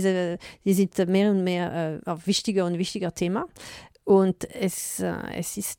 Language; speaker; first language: German; non-native, learner; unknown